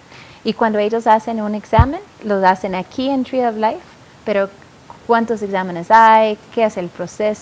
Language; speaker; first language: Spanish; non-native, fluent; English